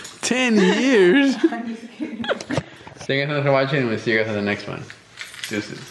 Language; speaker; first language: English; non-native, fluent; Spanish